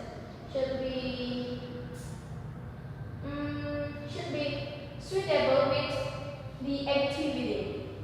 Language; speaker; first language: English; non-native, learner; Indonesian